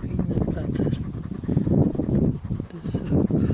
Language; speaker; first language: Polish; early bilingual, heritage; Polish